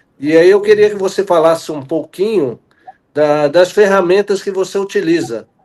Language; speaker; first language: Portuguese; native; Portuguese